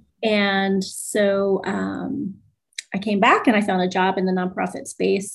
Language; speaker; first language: English; native; English